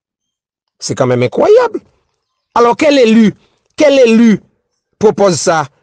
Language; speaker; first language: French; native; French